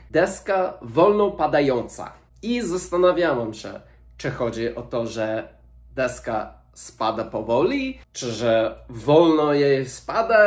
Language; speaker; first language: Polish; non-native, fluent; English